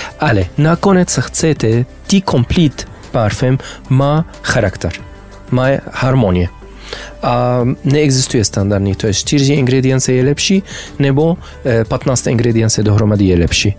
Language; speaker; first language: Czech; non-native, learner; Arabic